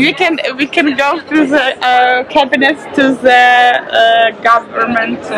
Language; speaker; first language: English; non-native, learner; Ukrainian